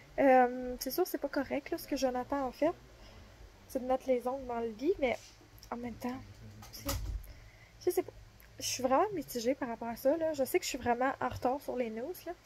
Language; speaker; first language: French; native; French